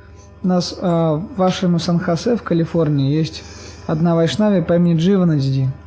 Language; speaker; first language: Russian; native; Russian